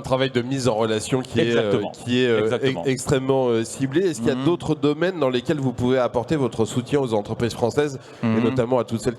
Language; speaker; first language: French; native; French